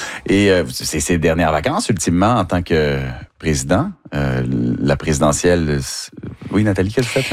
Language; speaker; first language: French; native; French